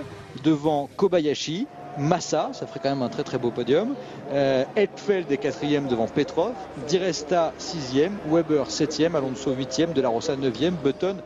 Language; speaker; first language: French; native; French